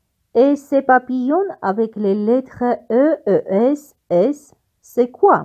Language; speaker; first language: French; non-native, fluent; Armenian